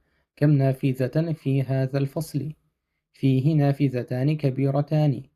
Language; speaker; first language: Arabic; non-native, fluent; Russian